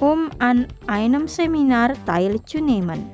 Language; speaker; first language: German; non-native, fluent; Indonesian